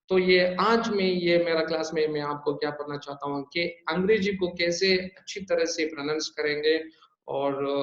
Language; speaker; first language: Hindi; non-native, local second language; Tamil